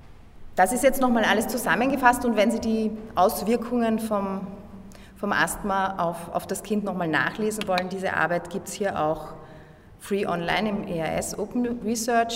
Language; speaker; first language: German; native; German